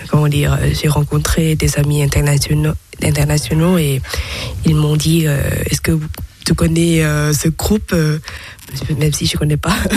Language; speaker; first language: French; non-native, learner; Thai